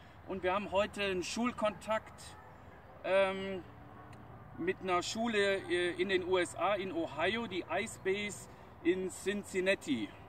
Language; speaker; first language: German; native; German